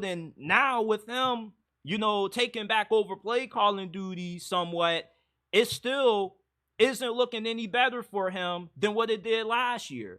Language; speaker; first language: English; native; English